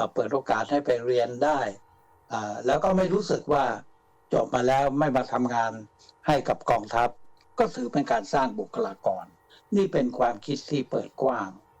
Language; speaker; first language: Thai; native; Thai